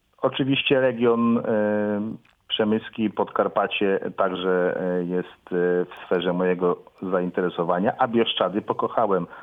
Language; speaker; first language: Polish; native; Polish